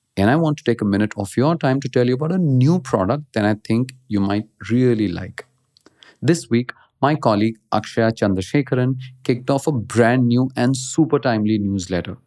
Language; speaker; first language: English; non-native, local second language; Hindi